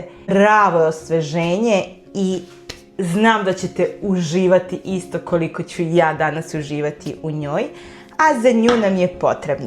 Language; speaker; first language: Serbian; native; Serbian